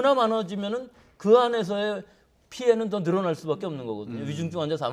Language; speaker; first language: Korean; native; Korean